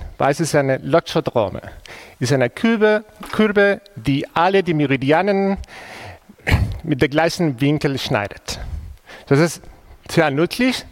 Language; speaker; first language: German; non-native, fluent; Spanish